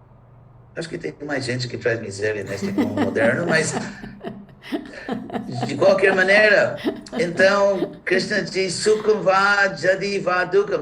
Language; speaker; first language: Portuguese; non-native, fluent; English